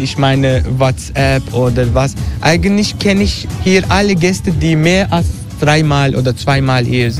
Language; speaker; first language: German; non-native, learner; Turkish